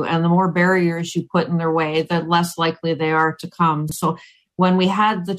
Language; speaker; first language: English; native; English